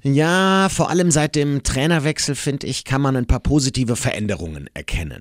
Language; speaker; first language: German; native; German